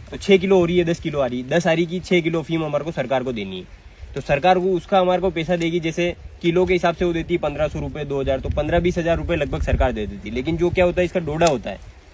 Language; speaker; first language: Hindi; native; Hindi